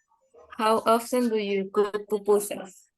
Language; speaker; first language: English; non-native, learner; Spanish